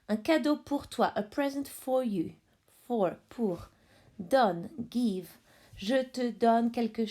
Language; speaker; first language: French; non-native, fluent; English